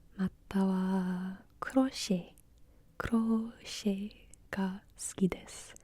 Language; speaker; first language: Japanese; non-native, learner; English